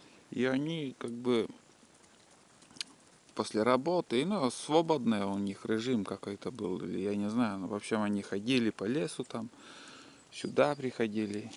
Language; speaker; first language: Russian; native; Russian